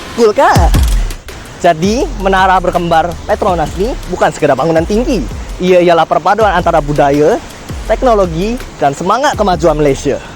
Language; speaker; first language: Indonesian; native; Indonesian